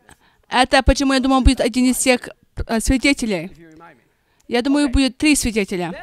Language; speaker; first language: Russian; non-native, fluent; English